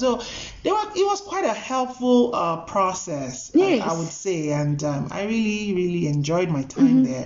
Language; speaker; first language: English; non-native, local second language; Yoruba